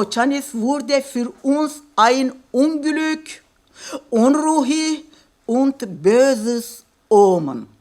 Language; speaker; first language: German; non-native, fluent; Kurdish